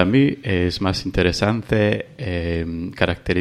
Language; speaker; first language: Spanish; non-native, learner; Hungarian